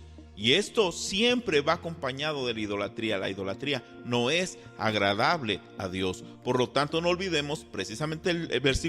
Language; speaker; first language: Spanish; native; Spanish